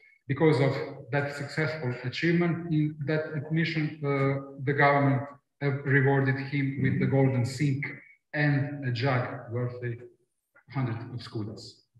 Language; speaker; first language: English; non-native, fluent; Croatian